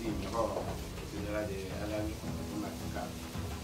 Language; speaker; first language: Spanish; non-native, learner; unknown